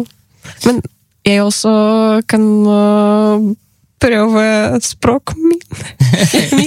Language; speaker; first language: Norwegian; non-native, learner; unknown